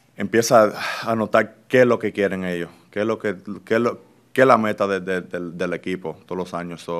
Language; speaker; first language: Spanish; early bilingual, heritage; Spanish